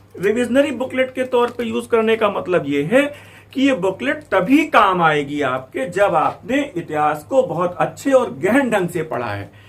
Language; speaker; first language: Hindi; native; Hindi